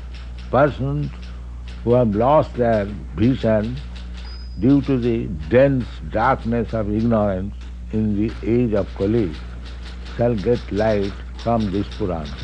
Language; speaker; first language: English; non-native, local second language; Bangla